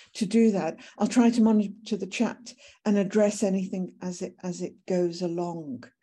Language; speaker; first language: English; native; English